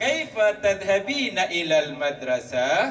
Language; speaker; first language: Arabic; non-native, fluent; Malay